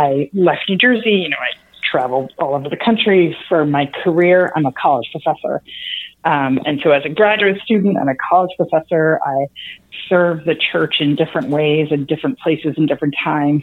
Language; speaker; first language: English; native; English